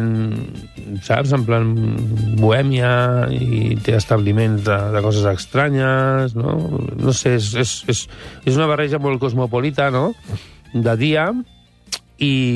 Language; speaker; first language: Catalan; native; Catalan